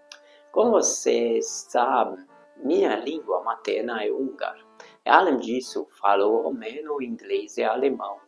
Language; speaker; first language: Portuguese; non-native, fluent; Hungarian